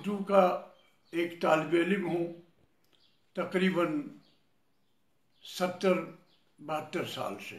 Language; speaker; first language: Urdu; non-native, local second language; Kashmiri